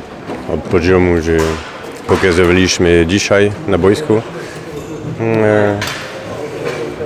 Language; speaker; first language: Polish; non-native, learner; French